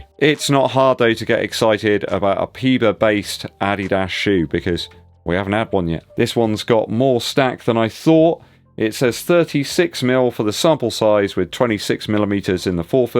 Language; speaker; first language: English; native; English